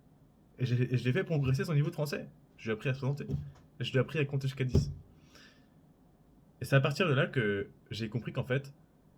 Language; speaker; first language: French; native; French